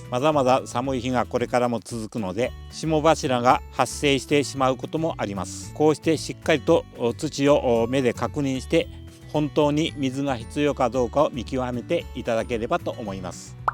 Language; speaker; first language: Japanese; native; Japanese